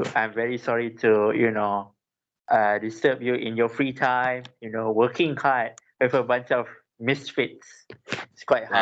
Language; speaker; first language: English; non-native, local second language; Malay